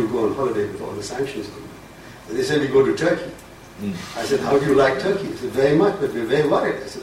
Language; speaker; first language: English; non-native, local second language; Urdu